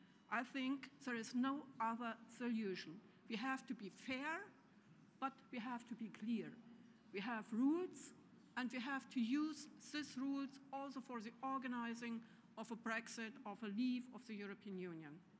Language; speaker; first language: English; non-native, fluent; German